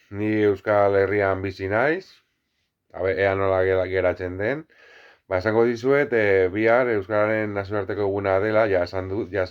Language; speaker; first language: Basque; non-native, local second language; Spanish